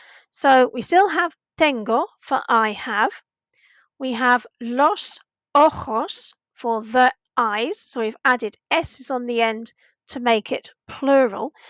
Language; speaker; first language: English; native; English